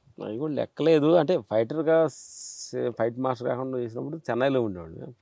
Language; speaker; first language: Telugu; native; Telugu